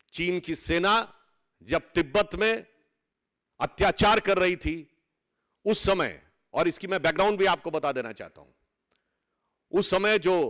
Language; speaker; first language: Hindi; native; Hindi